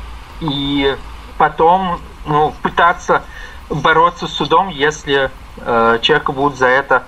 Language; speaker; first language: Russian; native; Russian